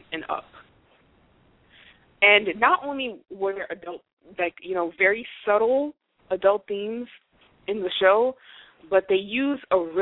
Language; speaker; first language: English; non-native, fluent; Haitian Creole